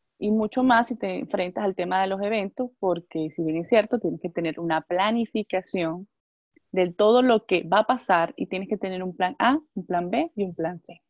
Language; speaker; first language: Spanish; native; Spanish